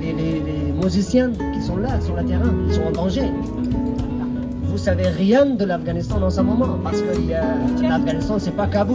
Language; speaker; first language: French; non-native, fluent; Persian